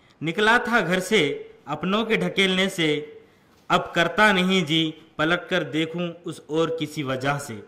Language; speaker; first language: Hindi; non-native, local second language; Urdu